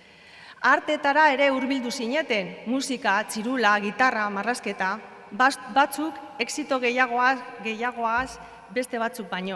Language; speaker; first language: Basque; native; Basque